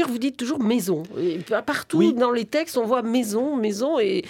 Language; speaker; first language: French; native; French